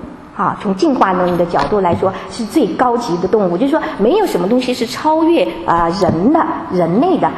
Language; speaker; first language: Chinese; native; Chinese